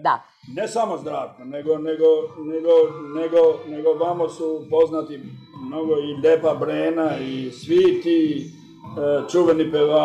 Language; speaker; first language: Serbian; early bilingual, heritage; Serbian